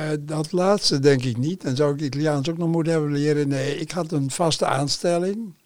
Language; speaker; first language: Dutch; native; Dutch